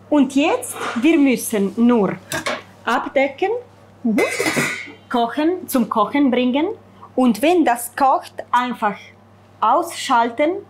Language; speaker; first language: German; non-native, fluent; Italian